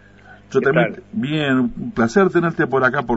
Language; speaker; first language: Spanish; native; Spanish